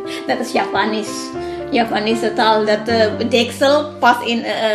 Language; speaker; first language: English; non-native, learner; Indonesian